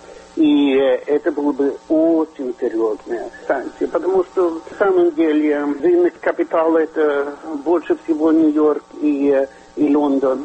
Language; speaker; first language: Russian; non-native, fluent; Swedish